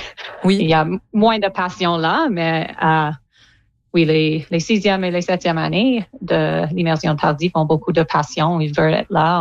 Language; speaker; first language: French; non-native, local second language; English